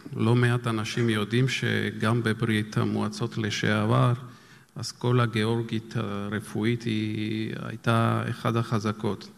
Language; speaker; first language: Hebrew; non-native, fluent; Georgian